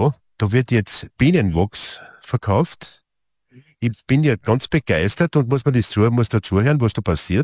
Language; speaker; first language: German; native; German